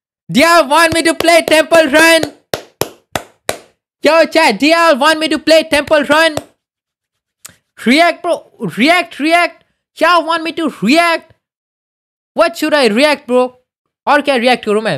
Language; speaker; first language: English; non-native, local second language; Odia